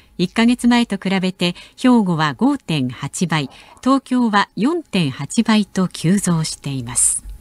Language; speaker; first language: Japanese; native; Japanese